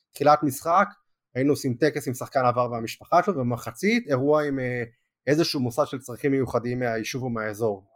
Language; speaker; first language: Hebrew; native; Hebrew